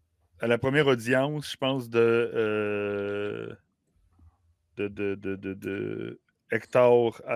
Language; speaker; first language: French; native; French